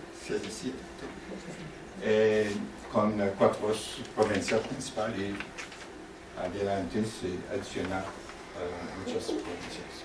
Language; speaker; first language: Spanish; non-native, learner; French